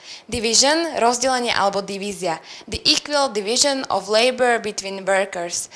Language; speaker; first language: English; non-native, fluent; Slovak